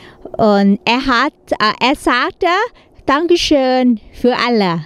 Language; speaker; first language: German; non-native, learner; Thai